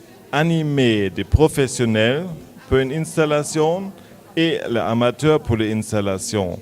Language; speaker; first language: French; non-native, learner; German